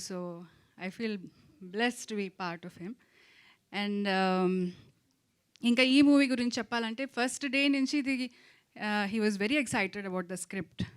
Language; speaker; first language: Telugu; non-native, local second language; Kannada